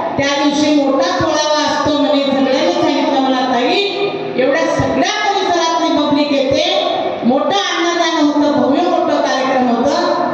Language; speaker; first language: Marathi; non-native, local second language; Rajasthani